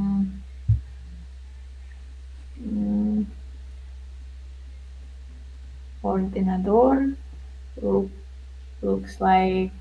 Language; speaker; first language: English; non-native, learner; Russian